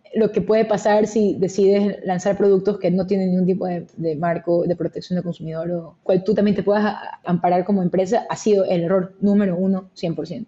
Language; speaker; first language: Spanish; native; Spanish